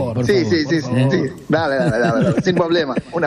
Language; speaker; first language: Spanish; non-native, fluent; Bangla